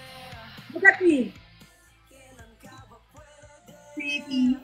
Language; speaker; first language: English; non-native, learner; Filipino